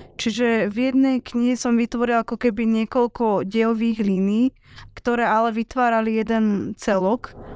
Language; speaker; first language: Slovak; native; Slovak